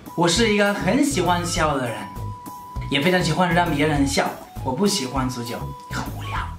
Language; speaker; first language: Chinese; non-native, fluent; Spanish